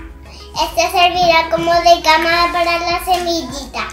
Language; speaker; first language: Spanish; native; Spanish